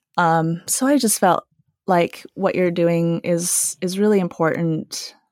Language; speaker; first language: English; early bilingual, other home language; Chinese